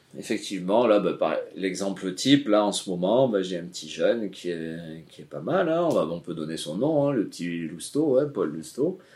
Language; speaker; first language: French; native; French